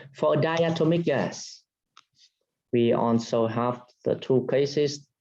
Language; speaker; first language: English; non-native, fluent; Vietnamese